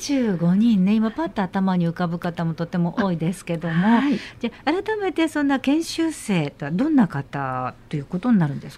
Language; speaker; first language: Japanese; native; Japanese